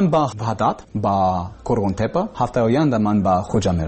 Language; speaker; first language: Persian; non-native, learner; English